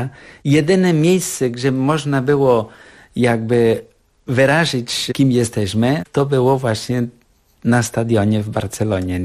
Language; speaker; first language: Polish; non-native, fluent; Catalan